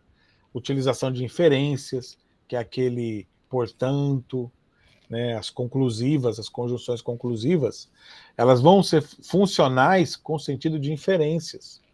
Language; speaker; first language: Portuguese; native; Portuguese